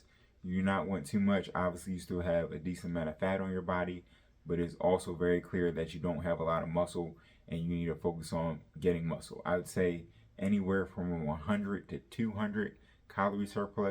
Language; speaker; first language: English; native; English